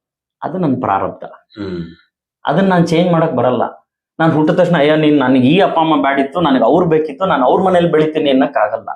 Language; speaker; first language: Kannada; native; Kannada